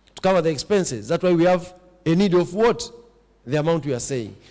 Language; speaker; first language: English; non-native, local second language; Swahili